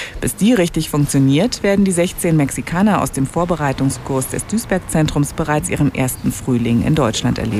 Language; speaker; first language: German; native; German